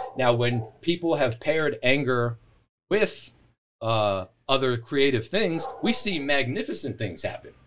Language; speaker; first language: English; native; English